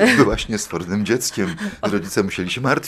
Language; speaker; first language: Polish; native; Polish